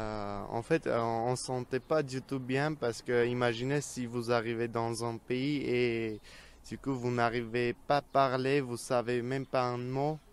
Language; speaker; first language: French; early bilingual, other home language; Armenian